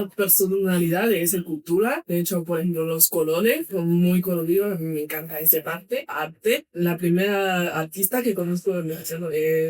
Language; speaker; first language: Spanish; non-native, fluent; Chinese